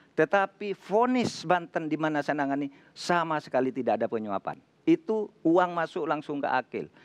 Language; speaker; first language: Indonesian; non-native, local second language; Madurese